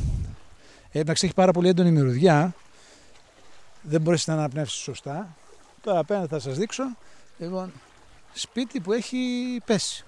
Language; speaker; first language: Greek; native; Greek